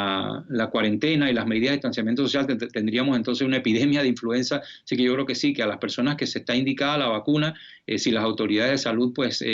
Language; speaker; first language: Spanish; native; Spanish